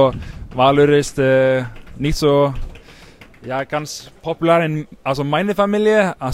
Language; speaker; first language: German; non-native, learner; Icelandic